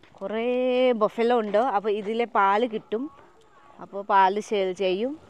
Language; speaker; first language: Malayalam; non-native, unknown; Nepali